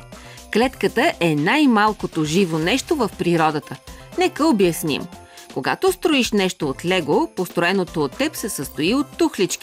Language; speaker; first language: Bulgarian; native; Bulgarian